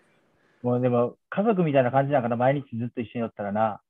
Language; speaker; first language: Japanese; native; Japanese